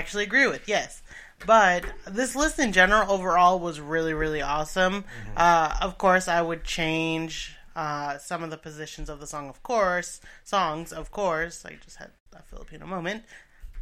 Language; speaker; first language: English; native; English